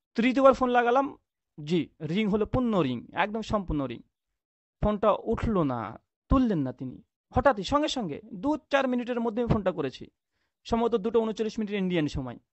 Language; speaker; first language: Bangla; native; Bangla